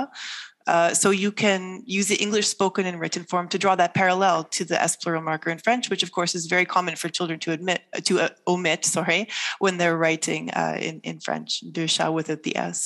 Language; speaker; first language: English; native; English